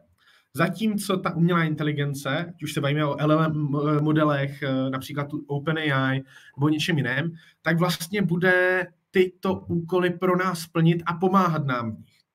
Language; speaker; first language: Czech; native; Czech